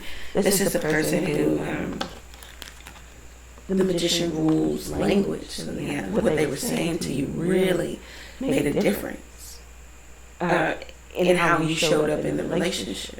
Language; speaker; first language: English; native; English